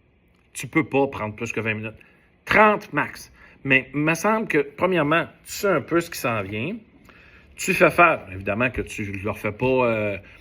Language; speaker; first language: French; native; French